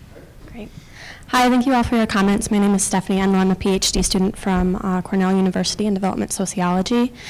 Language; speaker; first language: English; native; English